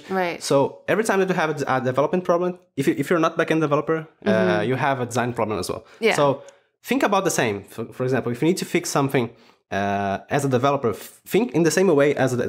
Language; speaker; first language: English; non-native, fluent; Portuguese